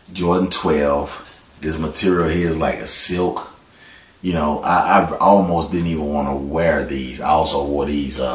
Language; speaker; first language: English; native; English